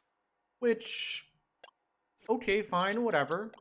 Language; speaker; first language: English; native; English